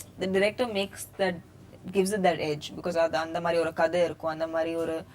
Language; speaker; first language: Tamil; non-native, fluent; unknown